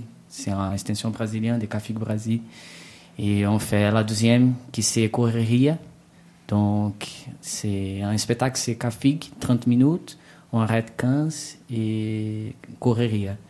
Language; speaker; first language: French; non-native, learner; Portuguese